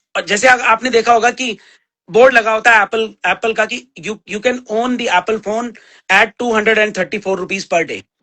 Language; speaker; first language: Hindi; native; Hindi